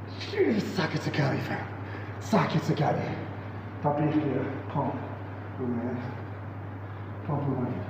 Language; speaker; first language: Indonesian; non-native, fluent; English